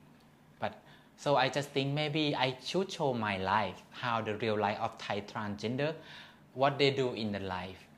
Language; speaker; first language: English; non-native, learner; Thai